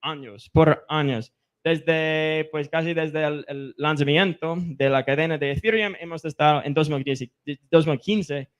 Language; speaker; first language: Spanish; non-native, fluent; English